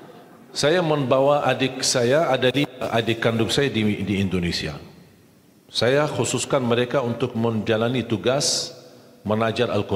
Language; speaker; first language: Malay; non-native, fluent; Arabic